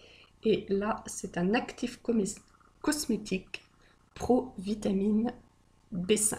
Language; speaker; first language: French; native; French